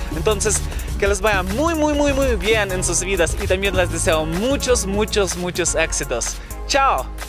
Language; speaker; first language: Spanish; non-native, fluent; Ukrainian